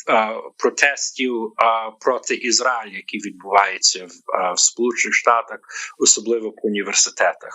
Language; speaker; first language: Ukrainian; early bilingual, heritage; Ukrainian